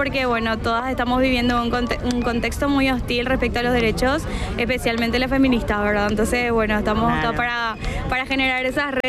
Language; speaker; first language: Spanish; native; Spanish